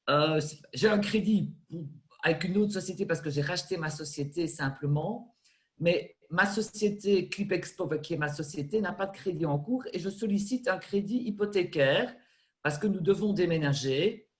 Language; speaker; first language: French; native; French